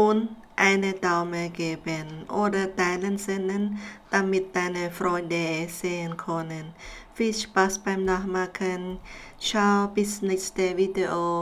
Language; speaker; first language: German; non-native, learner; Khmer